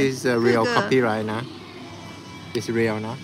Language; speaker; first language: English; non-native, learner; Thai